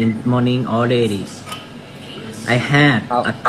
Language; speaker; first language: English; non-native, learner; Thai